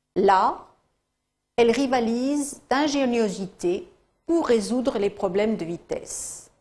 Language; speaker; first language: French; non-native, fluent; Spanish